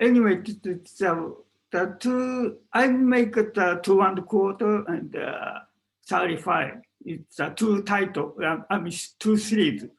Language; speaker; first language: English; non-native, learner; Japanese